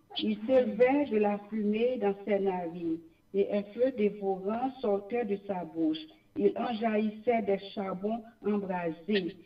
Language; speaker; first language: French; non-native, local second language; Haitian Creole